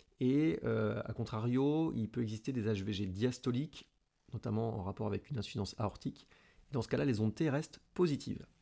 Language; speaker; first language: French; native; French